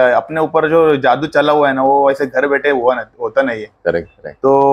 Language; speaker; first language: Hindi; non-native, local second language; Marathi